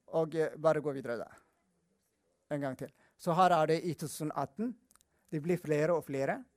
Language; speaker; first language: Norwegian; non-native, fluent; Amharic